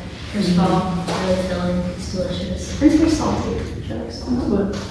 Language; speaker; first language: English; native; English